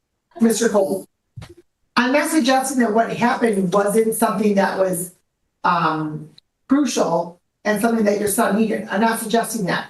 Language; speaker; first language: English; native; English